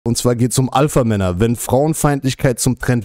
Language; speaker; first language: German; native; German